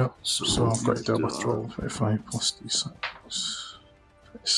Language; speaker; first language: English; native; English